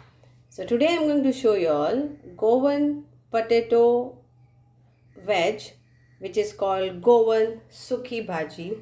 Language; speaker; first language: English; non-native, local second language; Konkani